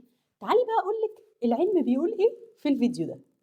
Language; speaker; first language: Arabic; native; Arabic